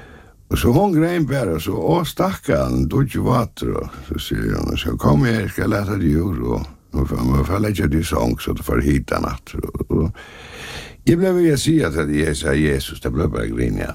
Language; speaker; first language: Danish; non-native, local second language; Faroese